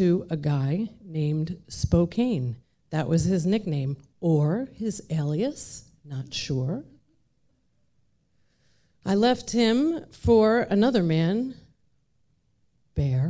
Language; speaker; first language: English; native; English